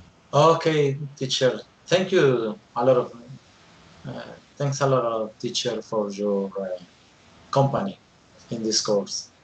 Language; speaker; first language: English; non-native, learner; Spanish